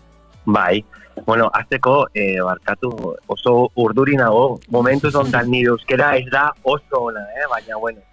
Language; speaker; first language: Basque; non-native, local second language; Spanish